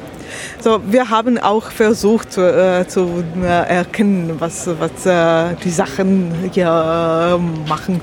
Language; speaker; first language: German; non-native, learner; Slovak